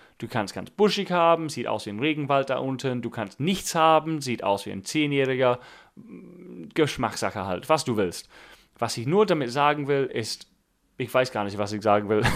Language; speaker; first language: German; non-native, fluent; English